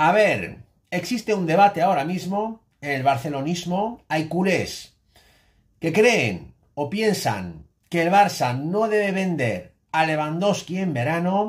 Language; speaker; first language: Spanish; native; Spanish